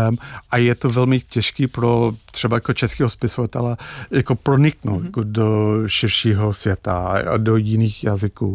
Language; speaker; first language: Czech; non-native, fluent; English